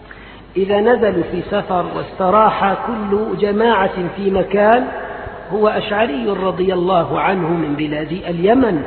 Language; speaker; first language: Arabic; native; Arabic